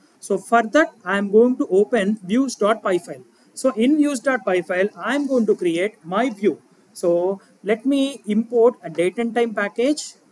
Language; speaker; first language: English; non-native, local second language; Telugu